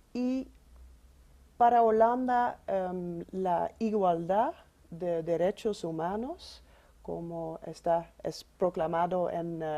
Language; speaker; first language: Spanish; non-native, fluent; Dutch